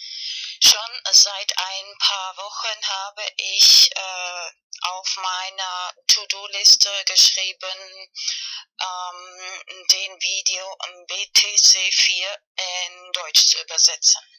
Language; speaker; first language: German; non-native, learner; Spanish